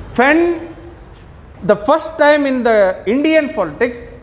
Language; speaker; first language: English; non-native, local second language; Kannada